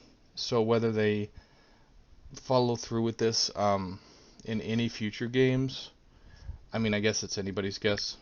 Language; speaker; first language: English; native; English